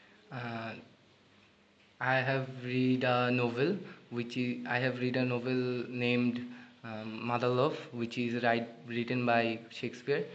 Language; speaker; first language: English; non-native, learner; Bangla